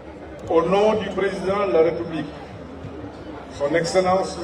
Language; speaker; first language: French; non-native, local second language; Wolof